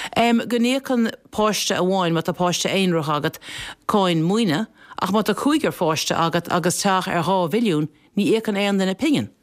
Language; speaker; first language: Irish; non-native, local second language; English